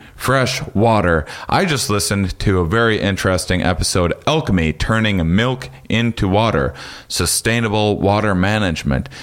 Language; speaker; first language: English; native; English